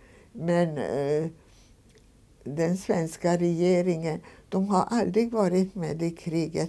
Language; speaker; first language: Swedish; non-native, fluent; Hungarian